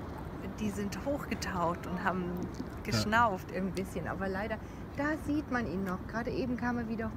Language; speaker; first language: German; native; German